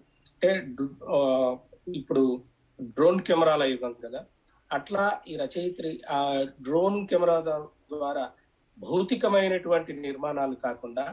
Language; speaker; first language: Telugu; native; Telugu